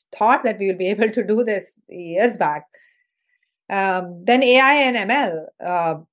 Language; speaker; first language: English; non-native, local second language; Hindi